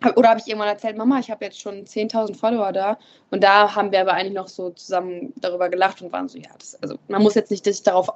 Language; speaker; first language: German; native; German